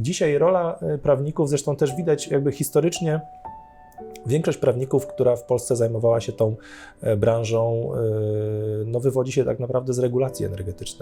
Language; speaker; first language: Polish; native; Polish